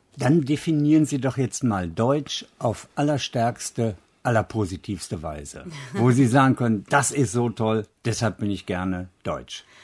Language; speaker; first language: German; native; German